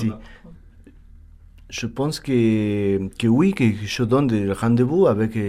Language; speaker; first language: French; non-native, learner; Spanish